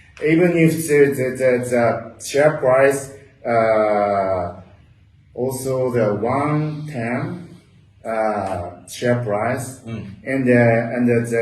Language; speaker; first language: English; non-native, learner; Japanese